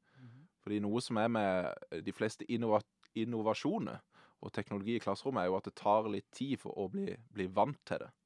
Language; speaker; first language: Norwegian; native; Norwegian